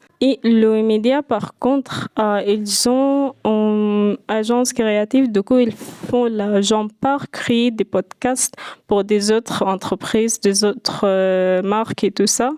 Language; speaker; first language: French; non-native, fluent; Arabic